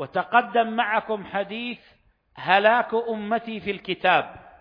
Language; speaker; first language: Arabic; non-native, fluent; Indonesian